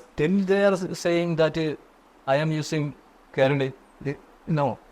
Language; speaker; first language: English; non-native, local second language; Konkani